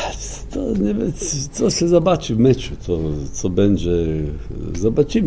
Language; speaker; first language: Polish; non-native, fluent; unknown